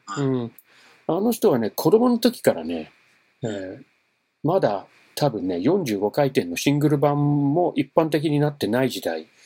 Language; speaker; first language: Japanese; non-native, fluent; English